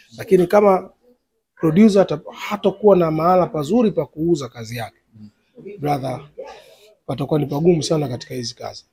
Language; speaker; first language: Swahili; native; Swahili